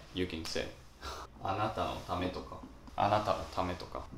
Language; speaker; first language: English; non-native, fluent; Japanese